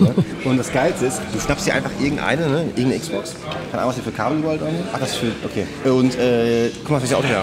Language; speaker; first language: German; native; German